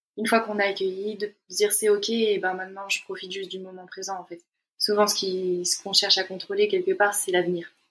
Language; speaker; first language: French; native; French